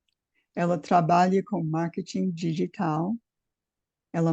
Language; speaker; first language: Portuguese; non-native, fluent; English